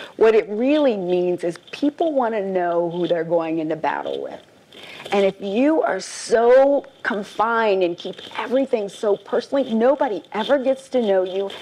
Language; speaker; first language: English; native; English